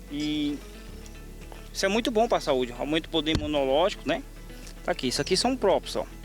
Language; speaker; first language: Portuguese; native; Portuguese